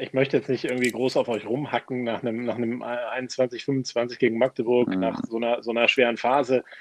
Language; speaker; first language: German; native; German